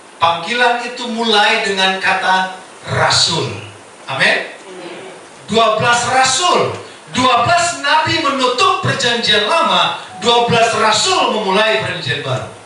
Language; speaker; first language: Indonesian; native; Indonesian